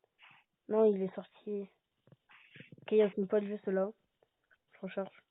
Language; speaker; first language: French; native; French